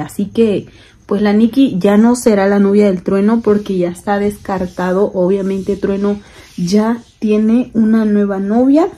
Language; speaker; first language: Spanish; native; Spanish